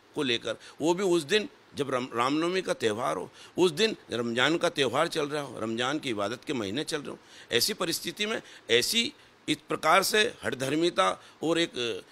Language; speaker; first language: Hindi; native; Hindi